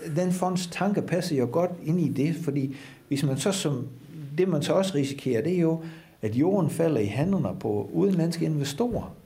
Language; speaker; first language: Danish; non-native, fluent; Dutch